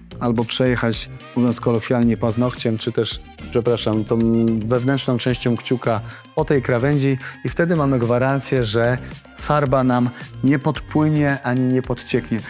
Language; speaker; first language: Polish; native; Polish